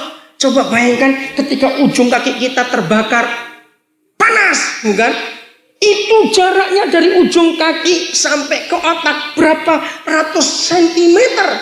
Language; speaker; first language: Indonesian; native; Indonesian